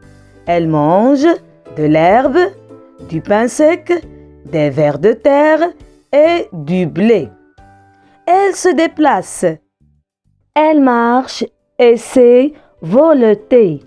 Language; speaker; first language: French; non-native, local second language; Arabic